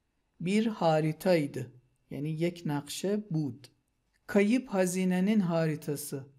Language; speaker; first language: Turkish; non-native, fluent; Persian